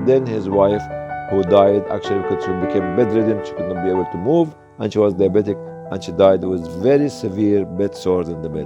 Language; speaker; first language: English; non-native, fluent; Arabic